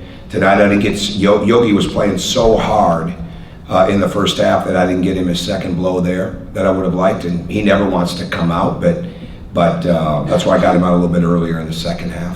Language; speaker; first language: English; native; English